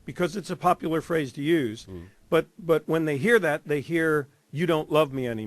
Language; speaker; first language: English; native; English